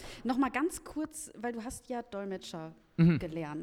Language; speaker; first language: German; native; German